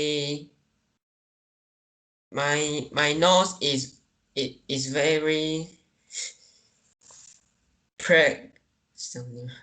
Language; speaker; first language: English; non-native, learner; Chinese